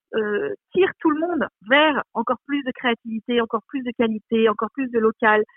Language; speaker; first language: French; native; French